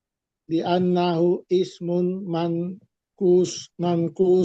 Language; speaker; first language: Arabic; non-native, learner; Indonesian